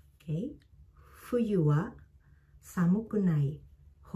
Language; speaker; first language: Japanese; non-native, fluent; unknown